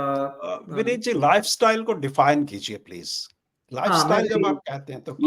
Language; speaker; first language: Hindi; native; Hindi